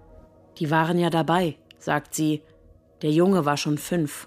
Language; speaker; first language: German; native; German